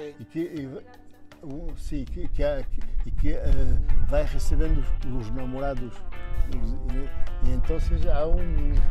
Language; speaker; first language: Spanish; non-native, learner; Portuguese